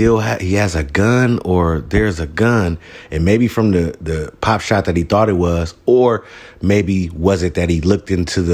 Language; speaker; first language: English; native; English